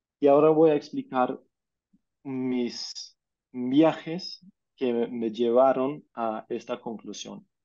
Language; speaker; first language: Spanish; non-native, fluent; Danish